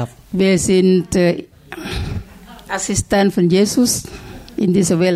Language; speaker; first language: German; non-native, learner; Thai